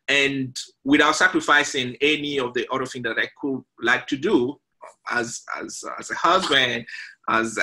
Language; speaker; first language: English; non-native, fluent; French